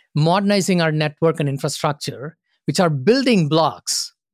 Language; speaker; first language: English; non-native, local second language; Tamil